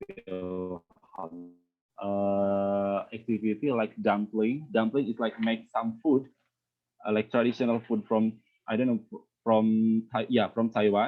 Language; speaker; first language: English; non-native, learner; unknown